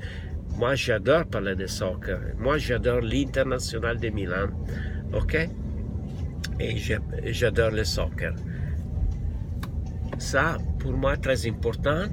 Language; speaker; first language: French; non-native, learner; Italian